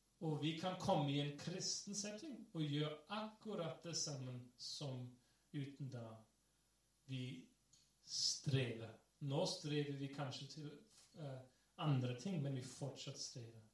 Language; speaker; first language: Norwegian; non-native, fluent; English